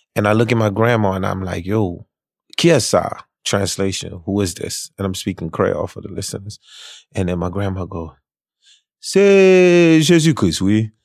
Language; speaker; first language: English; early bilingual, other home language; Haitian Creole